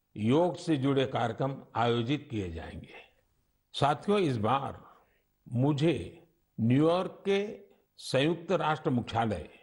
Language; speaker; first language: Hindi; non-native, local second language; Gujarati